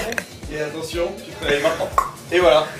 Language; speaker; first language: French; native; French